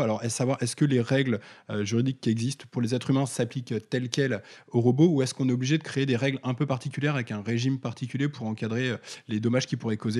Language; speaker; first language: French; native; French